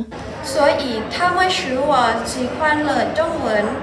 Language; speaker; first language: Chinese; non-native, learner; Thai